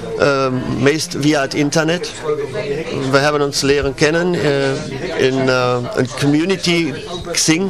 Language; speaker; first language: Dutch; non-native, learner; German